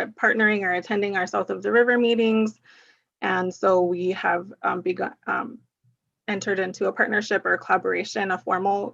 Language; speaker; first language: English; early bilingual, other home language; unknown